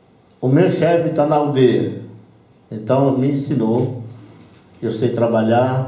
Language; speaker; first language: Portuguese; non-native, local second language; Yanomámi